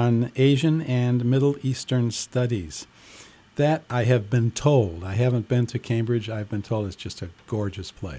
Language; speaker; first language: English; native; English